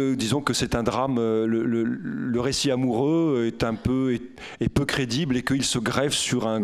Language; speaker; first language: French; native; French